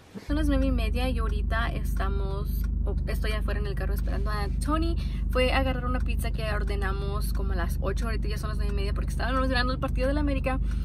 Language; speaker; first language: Spanish; early bilingual, heritage; Spanish